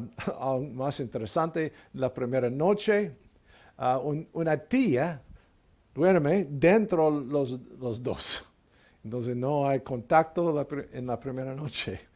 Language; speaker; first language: Spanish; non-native, learner; English